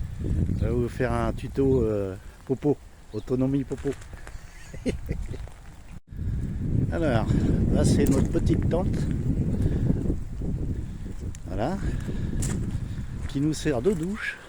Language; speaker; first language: French; native; French